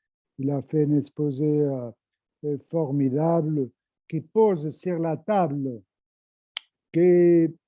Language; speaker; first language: French; non-native, fluent; Spanish